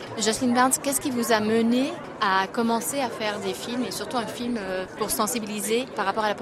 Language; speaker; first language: French; native; French